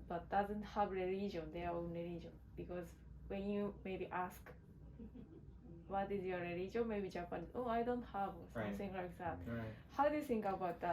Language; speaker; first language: English; non-native, learner; Japanese